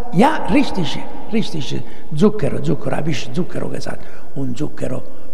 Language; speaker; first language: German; non-native, learner; Italian